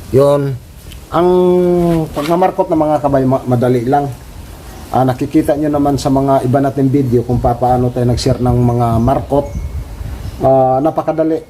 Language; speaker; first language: Filipino; non-native, local second language; Cebuano